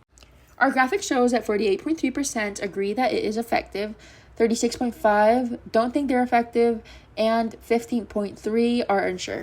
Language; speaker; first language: English; non-native, fluent; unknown